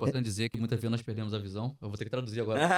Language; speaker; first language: Portuguese; native; Portuguese